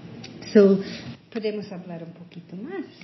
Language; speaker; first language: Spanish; non-native, fluent; English